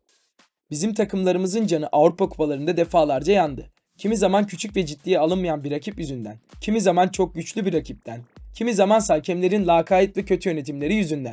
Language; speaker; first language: Turkish; native; Turkish